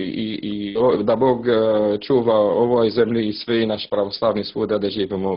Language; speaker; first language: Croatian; non-native, learner; Arabic